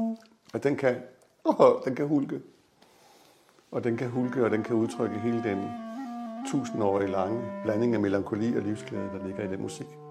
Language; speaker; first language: Danish; native; Danish